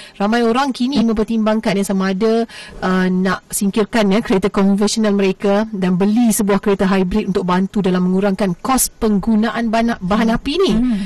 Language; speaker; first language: Malay; native; Malay